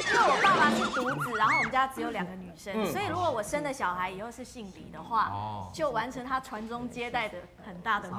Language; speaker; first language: Chinese; native; Chinese